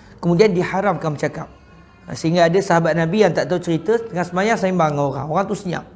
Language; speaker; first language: Malay; native; Malay